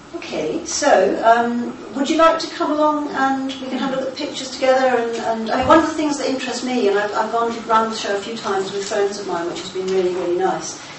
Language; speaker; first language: English; native; English